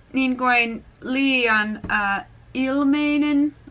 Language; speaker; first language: Finnish; non-native, learner; English